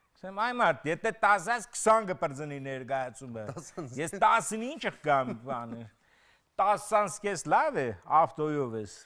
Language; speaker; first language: Armenian; native; Armenian